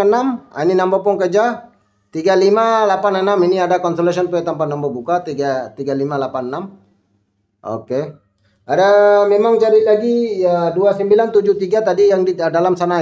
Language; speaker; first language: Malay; non-native, local second language; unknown